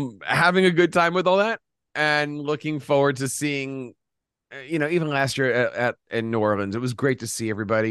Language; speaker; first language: English; native; English